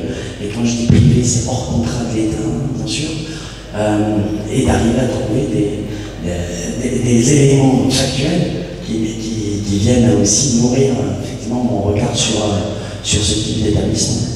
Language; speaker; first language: French; native; French